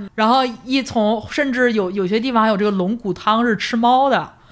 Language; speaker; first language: Chinese; native; Chinese